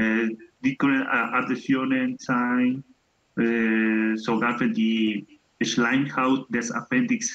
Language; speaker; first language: German; non-native, learner; Spanish